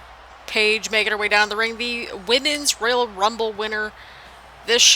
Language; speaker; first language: English; native; English